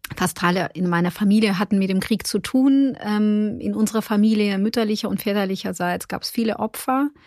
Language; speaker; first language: German; non-native, fluent; Ukrainian